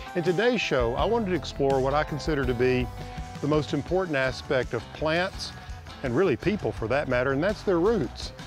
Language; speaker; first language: English; native; English